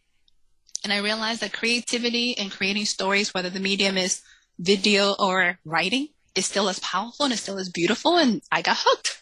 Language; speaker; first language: English; early bilingual, other home language; Spanish